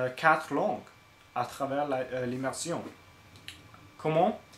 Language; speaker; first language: French; non-native, learner; English